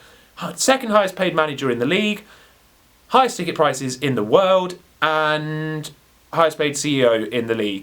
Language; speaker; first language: English; native; English